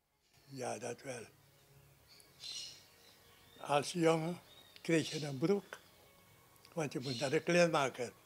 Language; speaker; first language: Dutch; non-native, local second language; Sranan Tongo